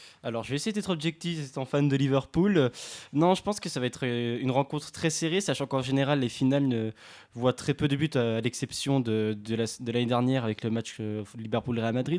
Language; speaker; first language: French; native; French